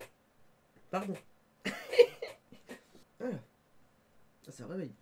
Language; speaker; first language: French; native; French